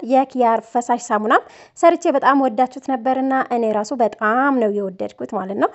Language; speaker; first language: Amharic; native; Amharic